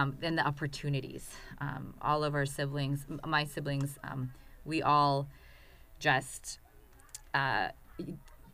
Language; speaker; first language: English; non-native, fluent; Russian